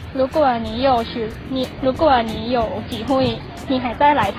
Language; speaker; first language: Chinese; non-native, learner; Thai